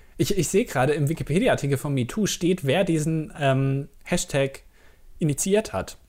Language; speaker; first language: German; native; German